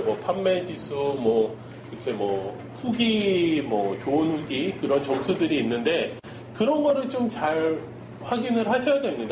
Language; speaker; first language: Korean; native; Korean